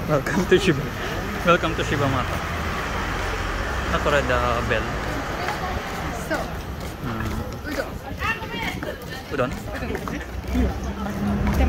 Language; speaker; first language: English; non-native, local second language; Filipino